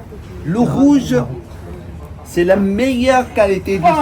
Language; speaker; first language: French; non-native, fluent; Arabic